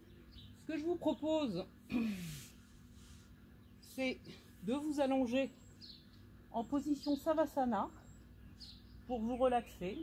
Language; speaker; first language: French; native; French